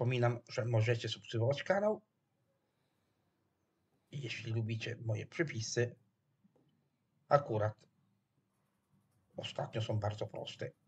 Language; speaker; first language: Polish; non-native, fluent; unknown